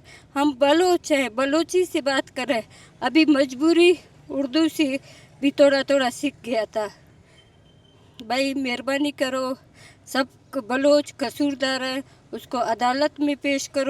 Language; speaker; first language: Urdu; non-native, local second language; Baluchi